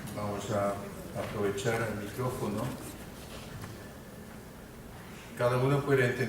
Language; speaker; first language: Spanish; non-native, fluent; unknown